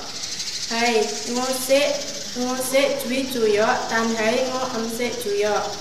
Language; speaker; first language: Cantonese; non-native, learner; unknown